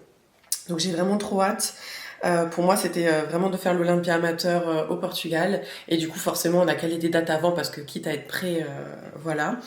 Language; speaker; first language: French; native; French